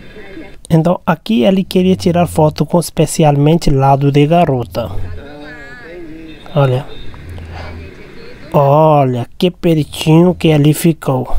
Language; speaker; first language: Portuguese; non-native, learner; Hindi